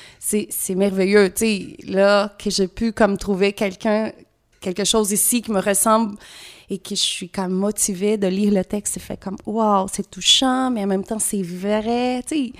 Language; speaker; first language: French; non-native, fluent; Portuguese